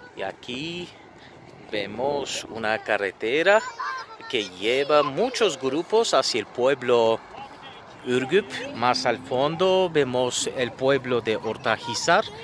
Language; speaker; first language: Spanish; non-native, fluent; Turkish